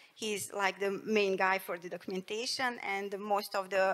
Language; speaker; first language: English; non-native, fluent; Bosnian